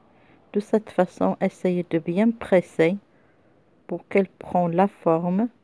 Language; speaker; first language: French; non-native, local second language; Arabic